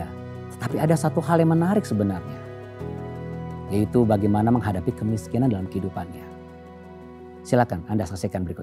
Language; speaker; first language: Indonesian; native; Indonesian